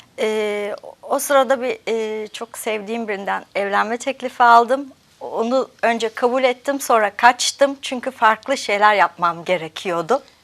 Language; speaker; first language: Turkish; early bilingual, heritage; Turkish